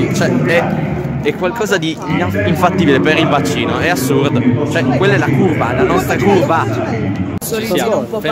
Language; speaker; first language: Italian; native; Italian